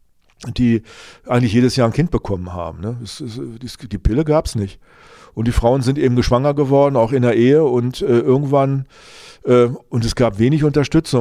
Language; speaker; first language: German; native; German